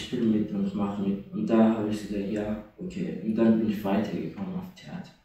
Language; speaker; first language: German; non-native, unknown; Persian